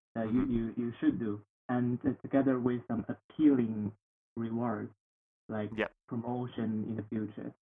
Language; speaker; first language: English; non-native, learner; Chinese